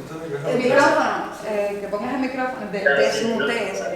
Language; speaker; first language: Spanish; native; Spanish